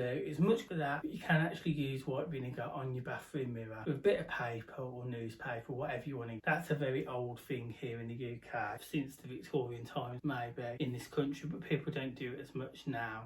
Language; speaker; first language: English; native; English